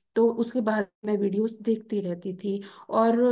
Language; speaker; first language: Hindi; native; Hindi